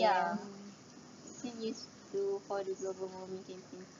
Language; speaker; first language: English; non-native, learner; Malay